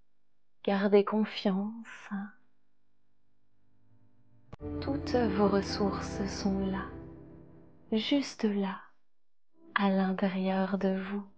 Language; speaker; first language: French; native; French